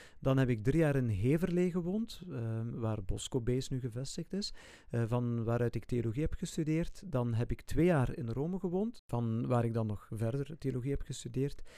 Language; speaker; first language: Dutch; native; Dutch